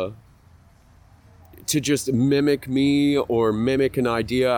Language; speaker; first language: English; native; English